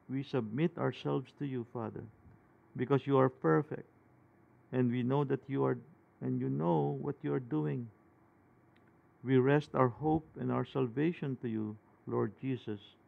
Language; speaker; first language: English; non-native, local second language; Filipino